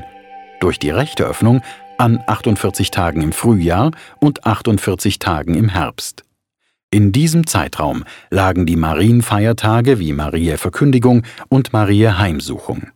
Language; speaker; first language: German; native; German